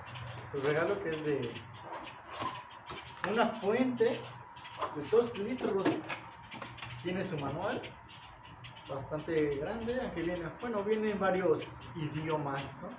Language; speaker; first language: Spanish; native; Spanish